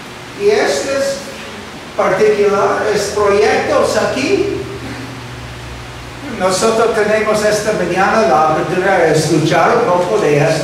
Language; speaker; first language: Spanish; non-native, fluent; English